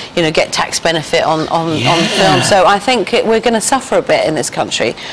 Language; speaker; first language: English; native; English